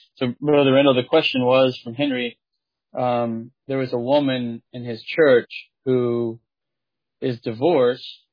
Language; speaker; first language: English; native; English